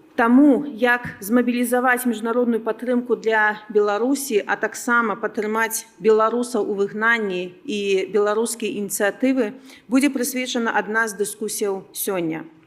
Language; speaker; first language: Belarusian; non-native, local second language; Russian